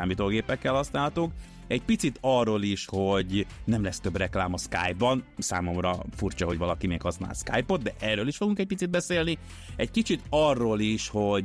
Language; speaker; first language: Hungarian; native; Hungarian